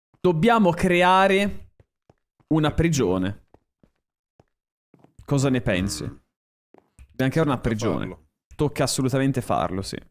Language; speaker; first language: Italian; native; Italian